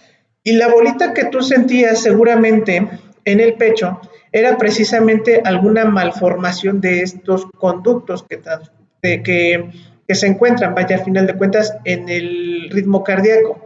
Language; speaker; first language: Spanish; native; Spanish